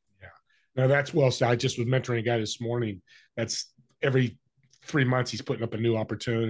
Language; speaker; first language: English; native; English